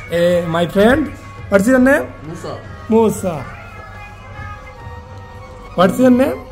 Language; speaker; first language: English; non-native, learner; Bangla